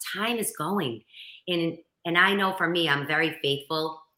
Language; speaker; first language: English; native; English